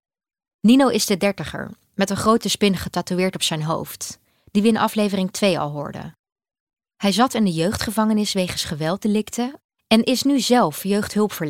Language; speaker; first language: Dutch; native; Dutch